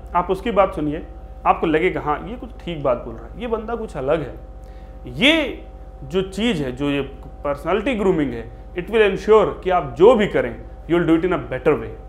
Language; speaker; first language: Hindi; native; Hindi